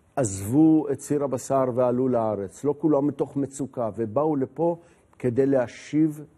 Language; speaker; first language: Hebrew; native; Hebrew